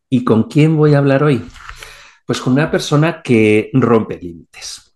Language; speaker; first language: Spanish; native; Spanish